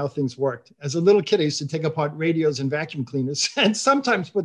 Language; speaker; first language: English; native; English